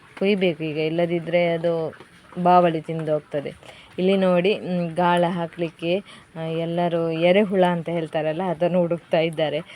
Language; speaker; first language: Kannada; non-native, local second language; Tulu